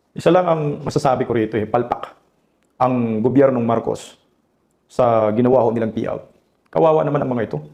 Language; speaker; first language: Filipino; non-native, local second language; Cebuano